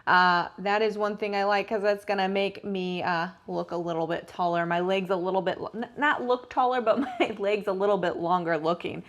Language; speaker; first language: English; native; English